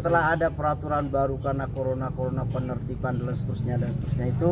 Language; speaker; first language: Indonesian; non-native, local second language; Javanese